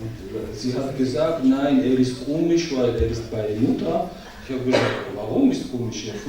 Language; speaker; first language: German; non-native, learner; Georgian